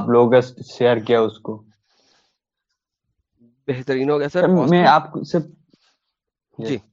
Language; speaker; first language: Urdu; non-native, local second language; Bangla